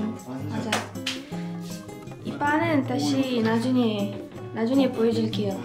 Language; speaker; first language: Korean; non-native, learner; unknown